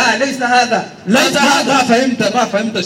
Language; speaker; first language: Arabic; non-native, learner; Swahili